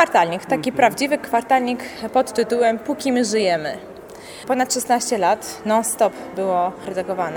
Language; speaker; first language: Polish; non-native, fluent; Armenian